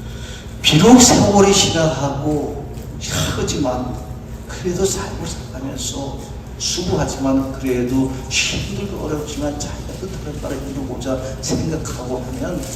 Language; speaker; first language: Korean; native; Korean